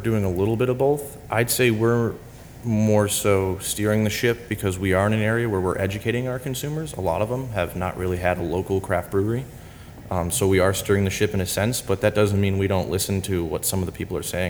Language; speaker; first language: English; native; English